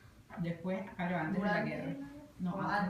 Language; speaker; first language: Spanish; native; Spanish